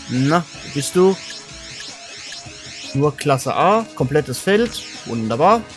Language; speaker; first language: German; native; German